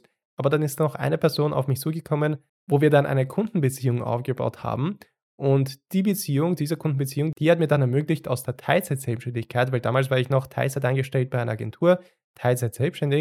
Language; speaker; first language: German; native; German